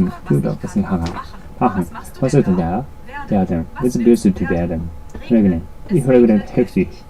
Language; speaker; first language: German; non-native, learner; Japanese